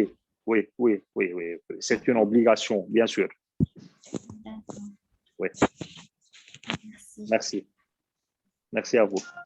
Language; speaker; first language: French; non-native, fluent; Arabic